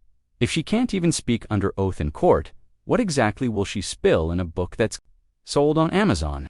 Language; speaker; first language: English; native; English